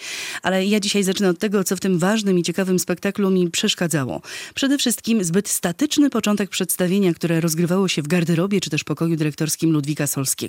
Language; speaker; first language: Polish; native; Polish